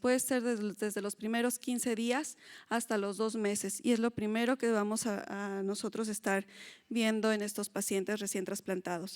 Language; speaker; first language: Spanish; native; Spanish